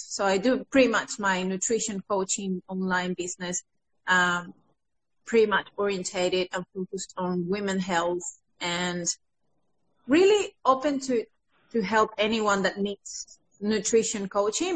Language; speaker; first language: English; non-native, fluent; Spanish